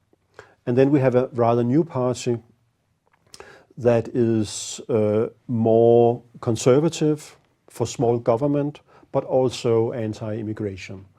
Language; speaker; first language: English; non-native, fluent; Danish